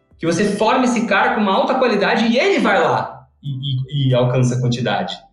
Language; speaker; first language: Portuguese; early bilingual, other home language; English